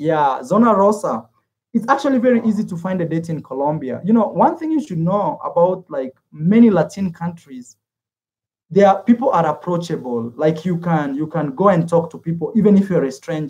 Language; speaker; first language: English; non-native, fluent; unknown